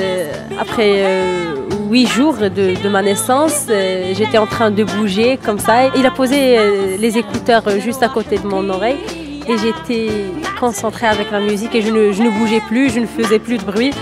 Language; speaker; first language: French; non-native, local second language; Arabic